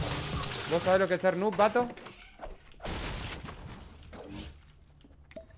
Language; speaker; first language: Spanish; native; Spanish